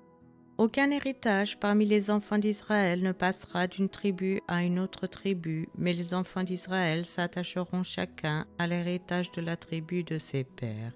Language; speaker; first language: French; native; French